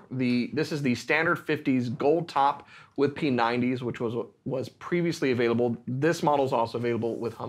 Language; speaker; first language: English; native; English